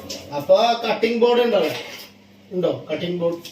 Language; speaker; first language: Malayalam; non-native, learner; Hindi